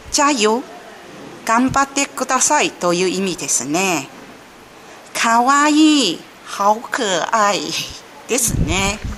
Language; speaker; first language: Japanese; native; Japanese